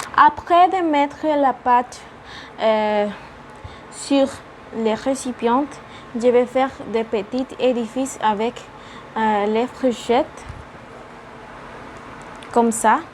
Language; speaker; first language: French; non-native, learner; Spanish